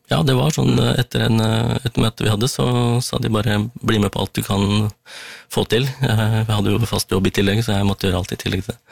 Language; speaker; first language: Norwegian; early bilingual, other home language; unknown